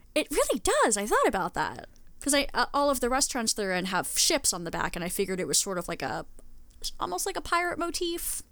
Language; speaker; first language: English; native; English